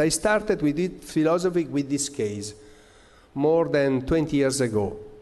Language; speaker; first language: English; non-native, fluent; Italian